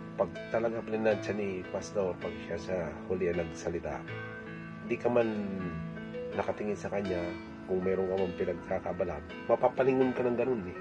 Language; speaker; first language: Filipino; non-native, local second language; Bikol